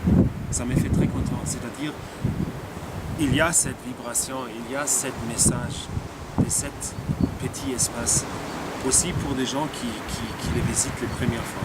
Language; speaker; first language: French; non-native, fluent; German